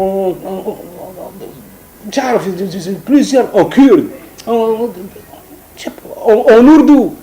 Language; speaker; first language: French; non-native, local second language; Arabic